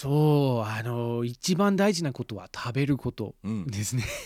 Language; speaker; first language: Japanese; non-native, fluent; English